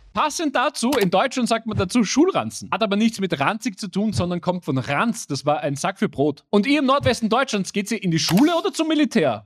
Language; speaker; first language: German; native; German